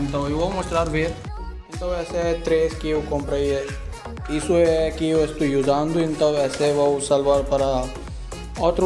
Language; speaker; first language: Portuguese; non-native, learner; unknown